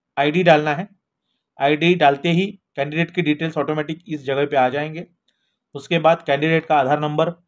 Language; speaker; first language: Hindi; non-native, local second language; Marathi